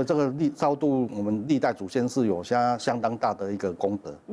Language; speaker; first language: Chinese; native; Chinese